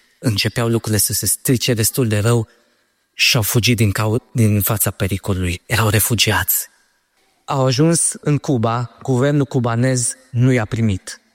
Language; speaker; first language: Romanian; native; Romanian